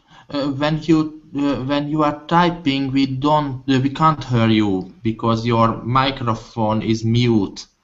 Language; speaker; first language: English; non-native, learner; Hungarian